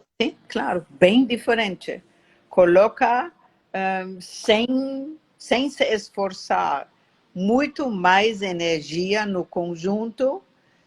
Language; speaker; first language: Portuguese; non-native, learner; German